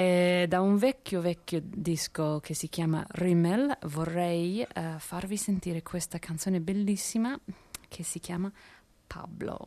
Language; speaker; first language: Italian; non-native, fluent; English